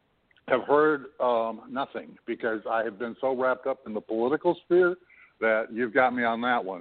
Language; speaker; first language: English; native; English